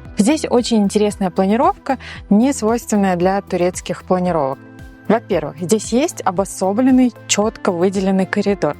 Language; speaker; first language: Russian; native; Russian